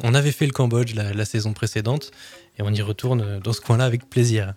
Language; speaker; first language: French; native; French